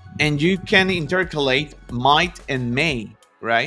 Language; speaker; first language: English; non-native, fluent; Spanish